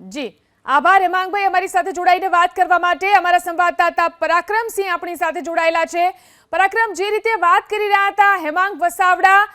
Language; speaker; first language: Gujarati; native; Gujarati